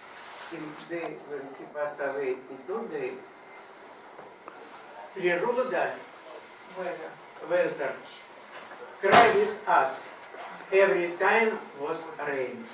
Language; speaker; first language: English; non-native, learner; Russian